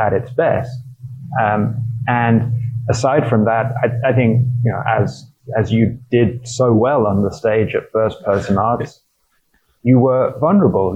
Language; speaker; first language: English; native; English